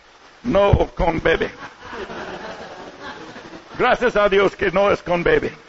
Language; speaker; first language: Spanish; non-native, learner; English